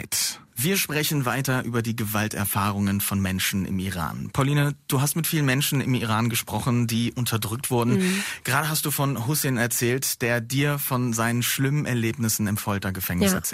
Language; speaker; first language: German; native; German